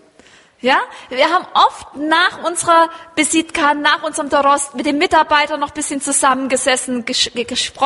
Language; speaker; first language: German; native; German